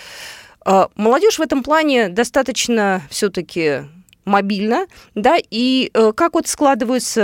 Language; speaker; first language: Russian; native; Russian